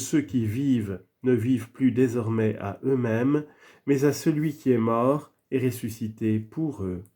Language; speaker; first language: French; native; French